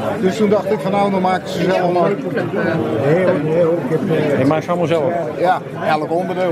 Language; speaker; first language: Dutch; native; Dutch